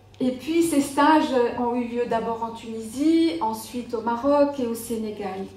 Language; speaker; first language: French; non-native, local second language; Arabic